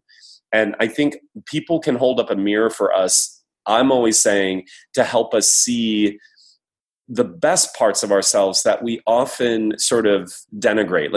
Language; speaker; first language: English; native; English